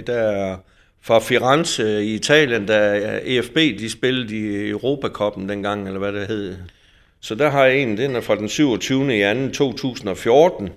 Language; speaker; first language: Danish; native; Danish